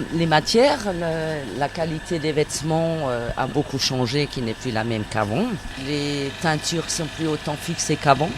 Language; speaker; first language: French; native; French